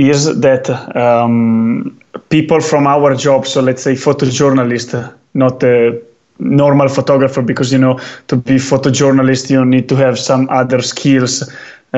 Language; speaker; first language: English; non-native, fluent; Italian